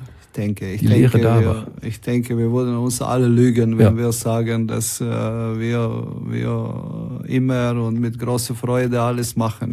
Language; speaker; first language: German; non-native, fluent; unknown